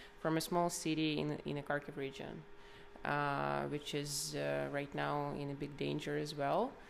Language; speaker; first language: English; non-native, fluent; Ukrainian